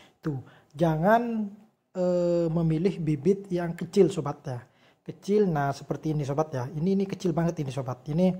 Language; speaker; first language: Indonesian; non-native, local second language; Javanese